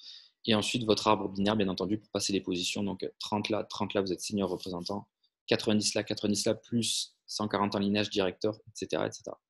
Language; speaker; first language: French; native; French